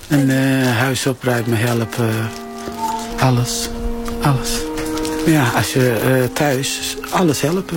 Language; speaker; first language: Dutch; non-native, learner; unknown